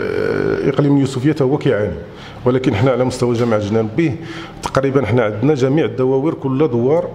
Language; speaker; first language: Arabic; native; Arabic